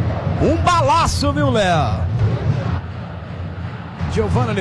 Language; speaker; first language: Portuguese; native; Portuguese